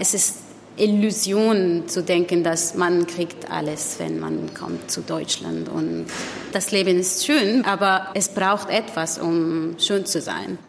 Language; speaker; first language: German; non-native, learner; Arabic